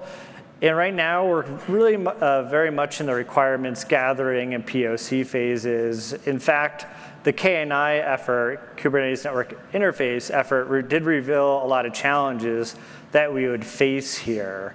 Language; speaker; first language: English; native; English